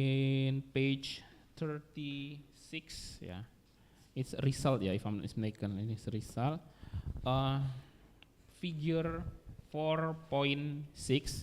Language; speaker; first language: English; non-native, learner; Indonesian